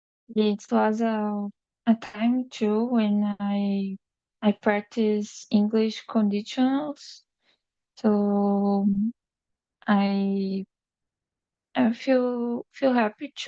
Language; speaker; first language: English; non-native, learner; Portuguese